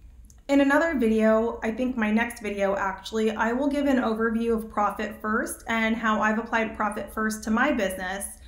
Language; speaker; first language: English; native; English